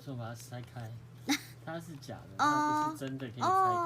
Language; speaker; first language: Chinese; native; Chinese